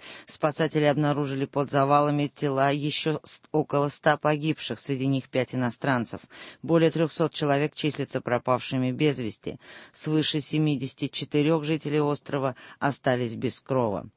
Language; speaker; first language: Russian; native; Russian